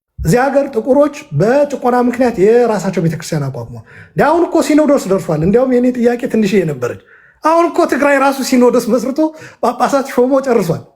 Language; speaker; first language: Amharic; non-native, local second language; Tigrinya